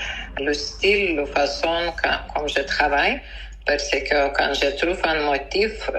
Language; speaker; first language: French; non-native, fluent; Lithuanian